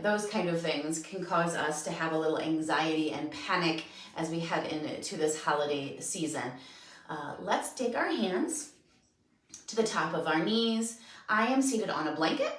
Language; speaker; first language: English; native; English